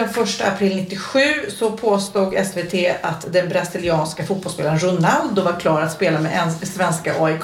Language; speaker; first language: Swedish; native; Swedish